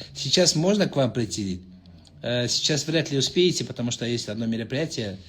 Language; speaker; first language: Russian; non-native, local second language; Kazakh